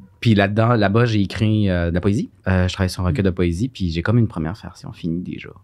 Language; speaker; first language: French; early bilingual, other home language; Spanish